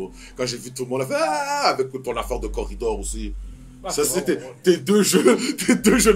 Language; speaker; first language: French; native; French